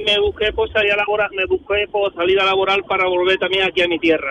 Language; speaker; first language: Spanish; native; Spanish